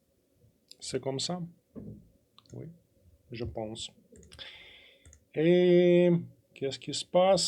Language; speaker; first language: French; non-native, fluent; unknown